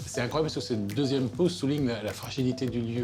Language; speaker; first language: French; native; French